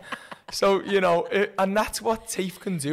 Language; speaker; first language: English; native; English